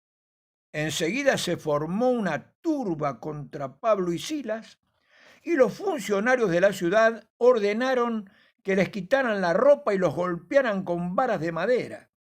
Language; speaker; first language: Spanish; native; Spanish